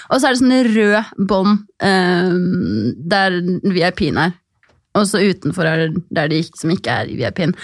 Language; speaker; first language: Norwegian; native; Norwegian